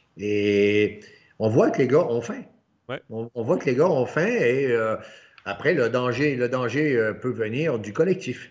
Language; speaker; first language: French; native; French